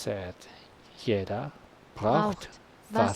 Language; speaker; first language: German; non-native, learner; Spanish